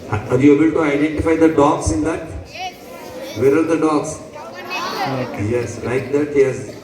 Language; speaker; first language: English; non-native, local second language; Telugu